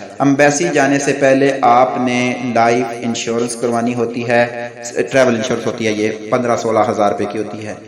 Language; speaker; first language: Urdu; non-native, local second language; Punjabi